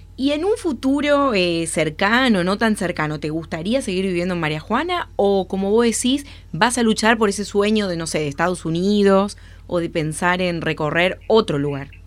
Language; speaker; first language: Spanish; native; Spanish